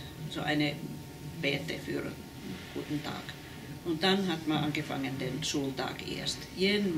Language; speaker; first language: German; non-native, fluent; Finnish